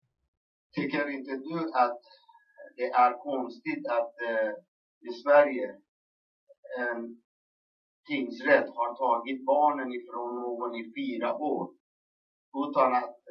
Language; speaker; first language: Swedish; non-native, local second language; Persian